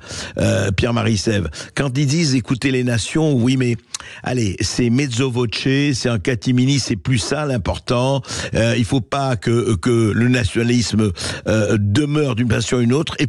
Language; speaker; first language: French; native; French